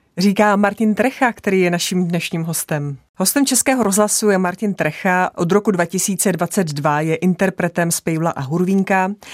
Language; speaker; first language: Czech; native; Czech